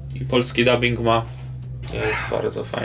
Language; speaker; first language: Polish; native; Polish